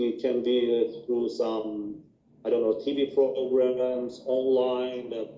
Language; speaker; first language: English; non-native, fluent; Armenian